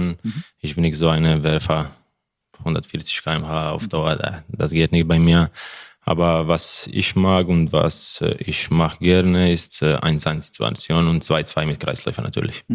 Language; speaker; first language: German; non-native, learner; Croatian